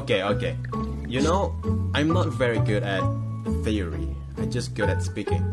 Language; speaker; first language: English; non-native, fluent; Indonesian